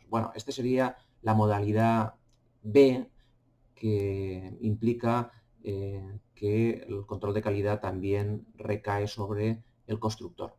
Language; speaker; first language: Spanish; native; Spanish